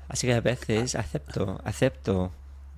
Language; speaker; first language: Spanish; non-native, fluent; English